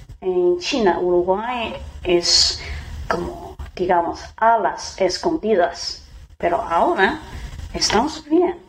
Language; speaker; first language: Spanish; non-native, fluent; Chinese